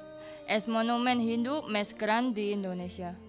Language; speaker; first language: Catalan; non-native, learner; Indonesian